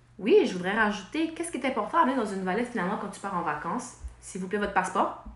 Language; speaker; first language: French; native; French